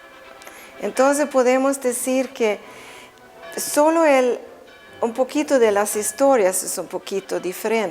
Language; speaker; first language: Spanish; non-native, fluent; Swedish